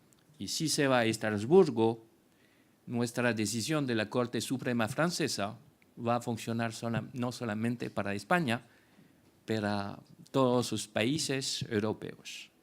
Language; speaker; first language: Spanish; non-native, fluent; French